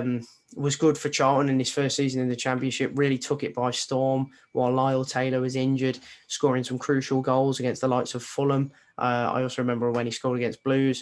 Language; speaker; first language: English; native; English